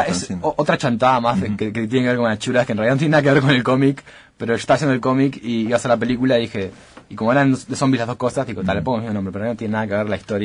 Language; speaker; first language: Spanish; native; Spanish